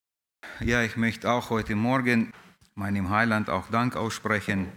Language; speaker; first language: German; non-native, fluent; Russian